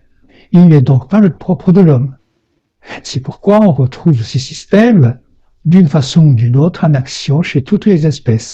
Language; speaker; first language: French; native; French